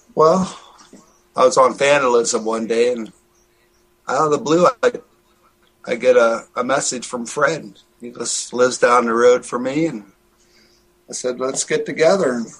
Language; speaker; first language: English; native; English